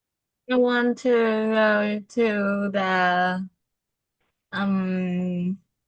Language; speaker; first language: English; non-native, learner; Vietnamese